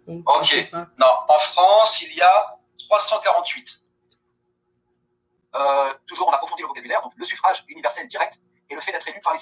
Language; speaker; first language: French; native; French